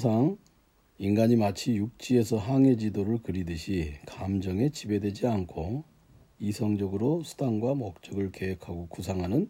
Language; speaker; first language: Korean; native; Korean